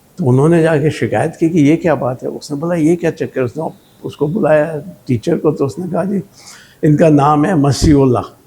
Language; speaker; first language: Urdu; native; Urdu